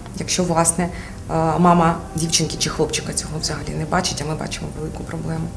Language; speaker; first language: Ukrainian; native; Ukrainian